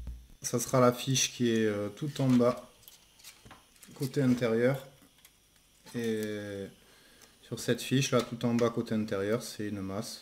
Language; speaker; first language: French; native; French